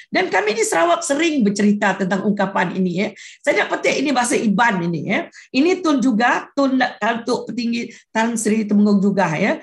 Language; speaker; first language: Malay; non-native, local second language; Iban